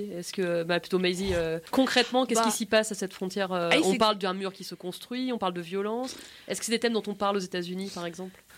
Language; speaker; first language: French; native; French